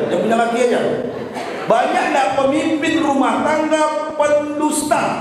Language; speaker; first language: Indonesian; native; Indonesian